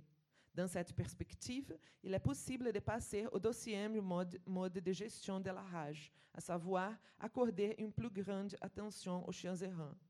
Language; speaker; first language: French; non-native, fluent; Portuguese